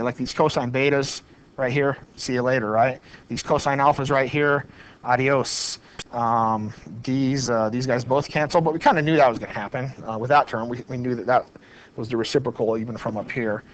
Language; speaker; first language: English; native; English